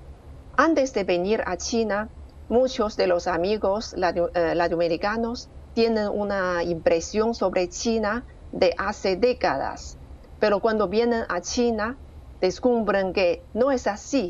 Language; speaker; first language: Spanish; non-native, fluent; Chinese